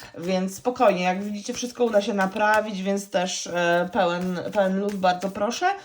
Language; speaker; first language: Polish; native; Polish